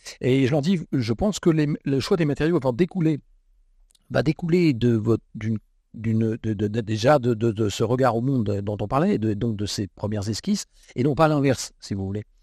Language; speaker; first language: French; native; French